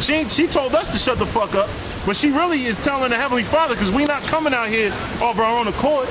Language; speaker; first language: English; early bilingual, other home language; Spanish